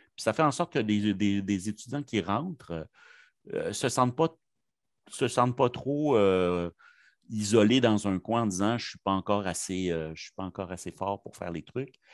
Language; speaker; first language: French; native; French